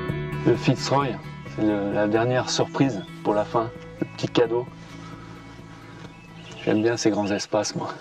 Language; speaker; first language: French; native; French